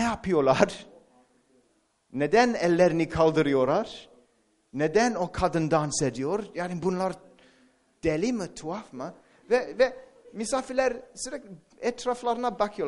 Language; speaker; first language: Turkish; non-native, fluent; English